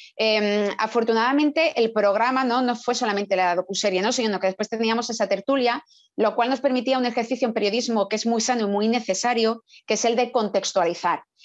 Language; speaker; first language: Spanish; native; Spanish